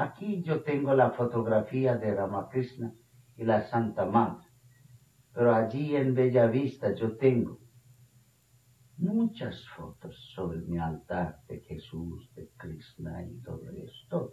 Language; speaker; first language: Spanish; non-native, fluent; Bangla